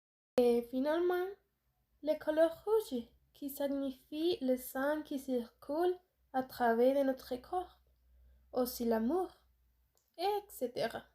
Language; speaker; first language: French; non-native, learner; Spanish